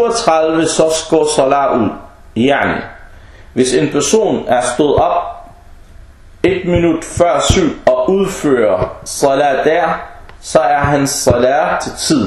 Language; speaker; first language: Danish; non-native, fluent; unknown